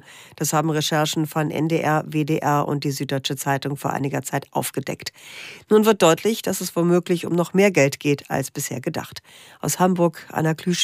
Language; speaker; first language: German; native; German